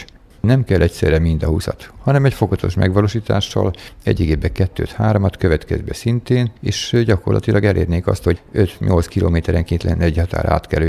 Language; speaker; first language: Hungarian; native; Hungarian